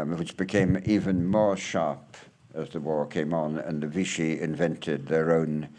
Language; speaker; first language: English; native; English